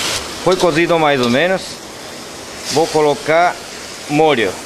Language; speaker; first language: Portuguese; non-native, learner; Japanese